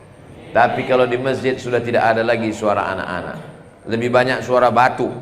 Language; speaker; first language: Malay; native; Malay